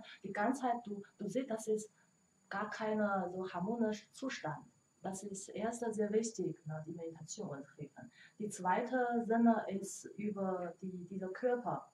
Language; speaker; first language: German; non-native, learner; Chinese